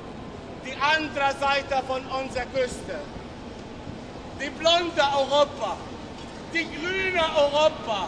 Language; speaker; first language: German; non-native, learner; Arabic